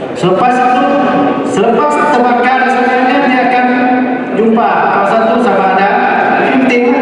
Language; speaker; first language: Malay; non-native, local second language; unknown